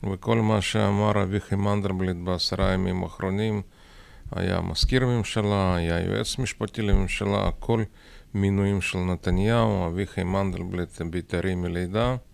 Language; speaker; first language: Hebrew; non-native, fluent; Russian